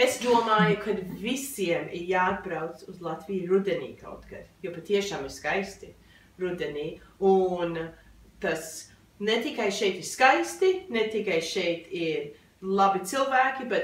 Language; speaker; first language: Latvian; early bilingual, heritage; English